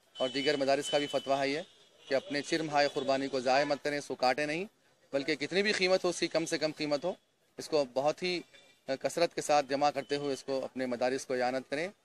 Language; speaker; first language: Urdu; native; Urdu